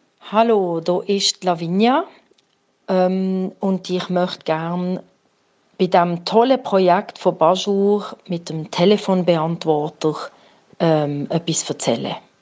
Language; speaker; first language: German; native; German